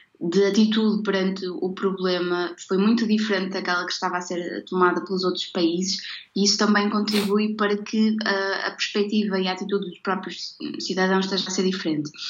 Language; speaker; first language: Portuguese; native; Portuguese